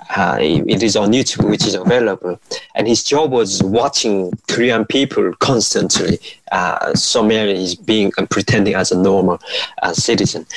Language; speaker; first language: English; non-native, fluent; Korean